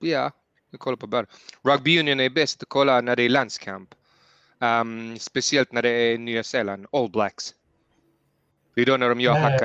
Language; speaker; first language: Swedish; early bilingual, heritage; Swedish